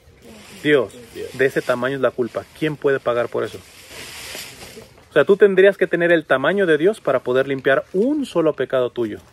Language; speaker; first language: Spanish; native; Spanish